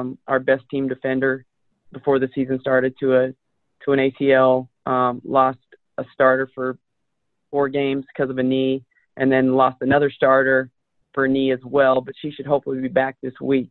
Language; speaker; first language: English; native; English